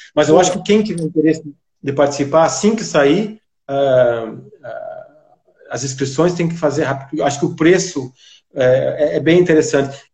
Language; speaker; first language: Portuguese; native; Portuguese